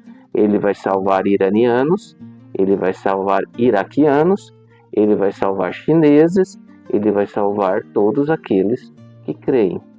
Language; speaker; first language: Portuguese; native; Portuguese